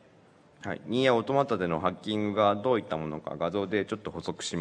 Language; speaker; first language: Japanese; native; Japanese